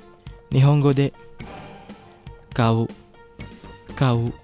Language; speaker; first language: Japanese; non-native, fluent; Indonesian